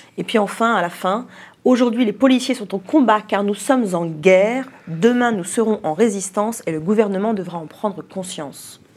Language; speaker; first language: French; native; French